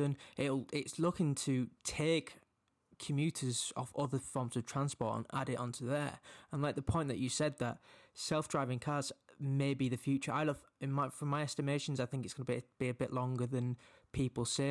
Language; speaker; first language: English; native; English